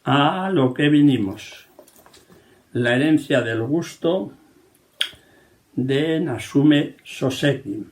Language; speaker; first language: Spanish; native; Spanish